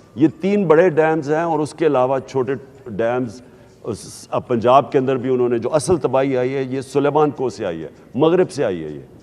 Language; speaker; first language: Urdu; native; Urdu